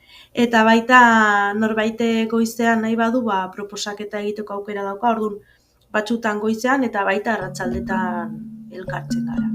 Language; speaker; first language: Basque; non-native, fluent; Spanish